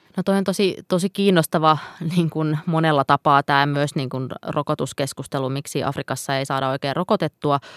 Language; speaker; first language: Finnish; non-native, local second language; Swedish